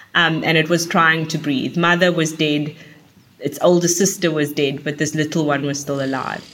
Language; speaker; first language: English; native; English